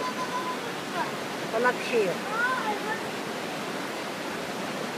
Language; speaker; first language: Turkish; non-native, local second language; Kurdish